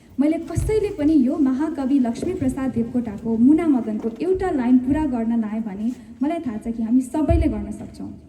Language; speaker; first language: Nepali; early bilingual, heritage; Nepali